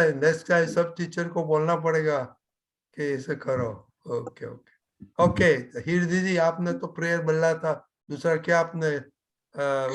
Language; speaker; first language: Hindi; non-native, local second language; Gujarati